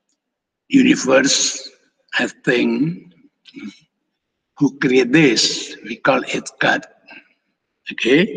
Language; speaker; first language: English; non-native, fluent; Indonesian